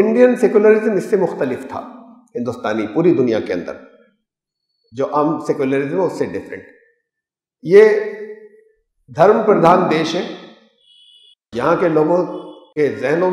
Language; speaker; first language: Urdu; native; Urdu